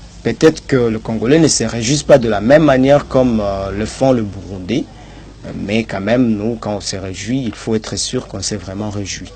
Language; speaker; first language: French; non-native, local second language; Swahili